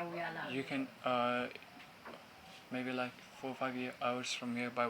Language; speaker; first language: English; non-native, fluent; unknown